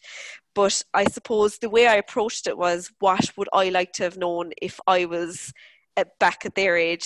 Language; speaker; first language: English; native; English